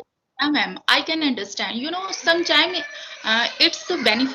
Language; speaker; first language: English; non-native, learner; Hindi